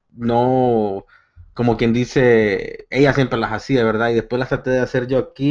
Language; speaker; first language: Spanish; early bilingual, other home language; English